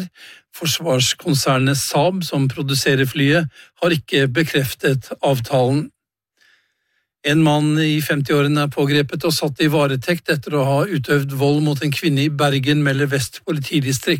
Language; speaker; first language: Norwegian; native; Norwegian